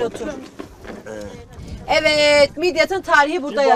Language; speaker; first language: Turkish; native; Turkish